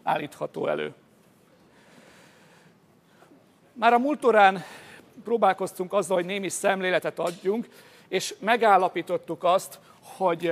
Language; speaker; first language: Hungarian; native; Hungarian